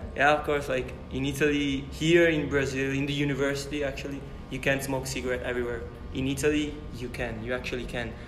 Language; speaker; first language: English; non-native, fluent; Italian